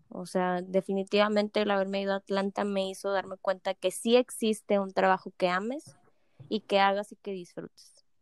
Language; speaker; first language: Spanish; native; Spanish